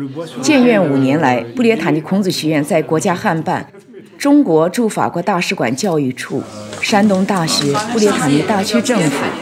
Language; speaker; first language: Chinese; native; Chinese